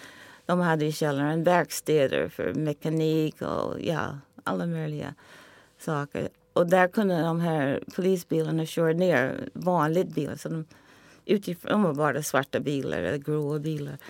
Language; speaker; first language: Swedish; non-native, fluent; English